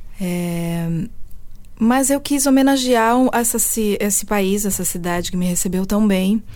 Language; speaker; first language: Portuguese; early bilingual, heritage; Portuguese